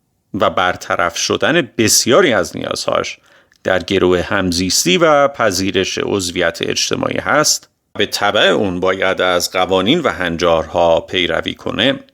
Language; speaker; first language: Persian; native; Persian